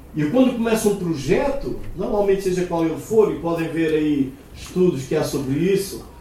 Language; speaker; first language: Portuguese; native; Portuguese